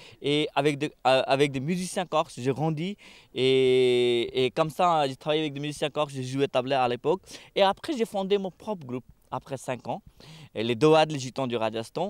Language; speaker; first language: French; non-native, learner; Hindi